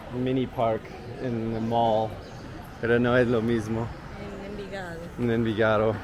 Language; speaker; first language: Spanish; non-native, learner; English